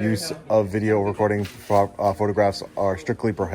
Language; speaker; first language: English; native; English